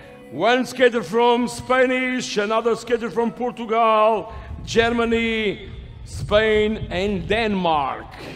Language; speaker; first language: English; non-native, learner; Portuguese